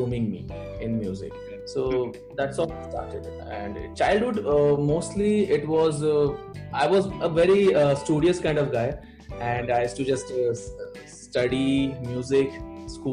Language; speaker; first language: English; non-native, local second language; Bangla